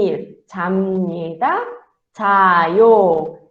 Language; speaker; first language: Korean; non-native, fluent; Portuguese